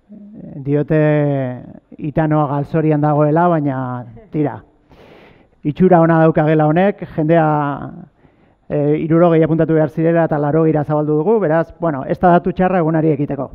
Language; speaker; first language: Basque; native; Basque